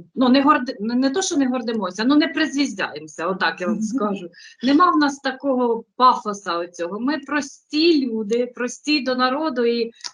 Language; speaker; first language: Ukrainian; native; Ukrainian